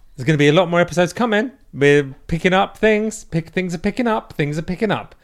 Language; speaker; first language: English; native; English